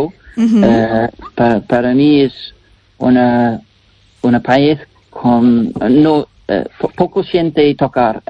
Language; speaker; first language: Spanish; non-native, learner; English